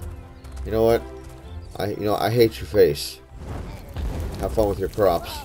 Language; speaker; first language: English; native; English